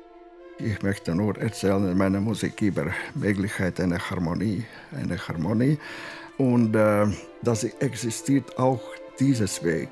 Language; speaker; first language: German; non-native, learner; Latvian